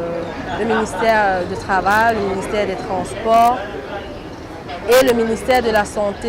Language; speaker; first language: French; native; French